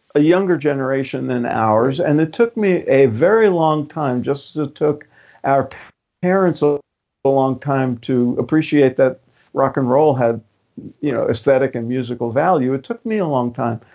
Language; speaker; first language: English; native; English